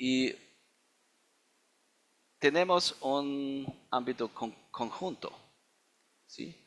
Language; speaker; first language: Spanish; non-native, fluent; German